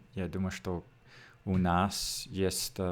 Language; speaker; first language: Russian; non-native, learner; English